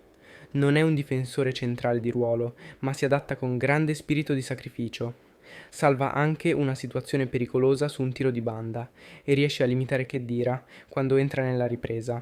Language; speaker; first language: Italian; native; Italian